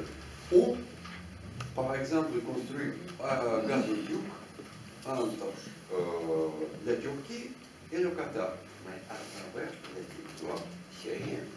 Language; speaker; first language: French; non-native, fluent; Russian